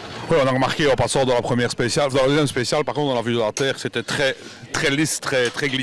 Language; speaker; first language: French; native; French